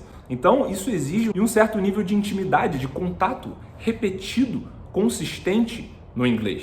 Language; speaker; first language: Portuguese; native; Portuguese